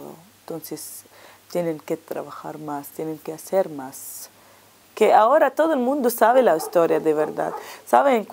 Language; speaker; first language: Spanish; non-native, learner; Arabic